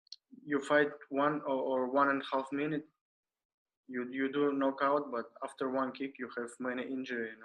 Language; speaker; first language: English; non-native, learner; Russian